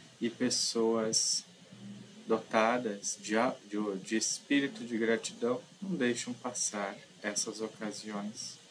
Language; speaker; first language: Portuguese; native; Portuguese